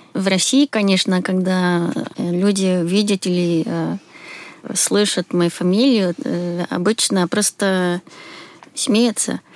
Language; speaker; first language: Russian; non-native, fluent; Swedish